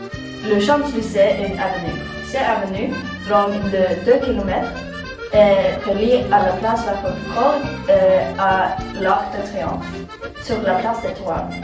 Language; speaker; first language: French; non-native, learner; Norwegian